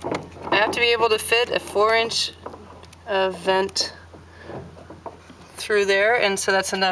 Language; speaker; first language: English; native; English